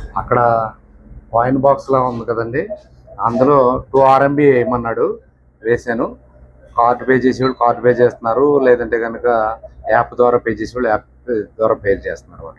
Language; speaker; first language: Telugu; native; Telugu